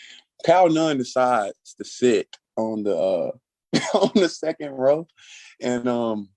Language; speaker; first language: English; native; English